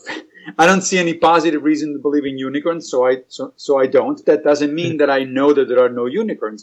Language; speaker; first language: English; non-native, fluent; Italian